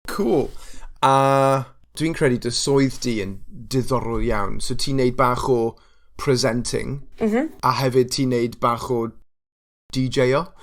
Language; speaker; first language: Welsh; non-native, local second language; English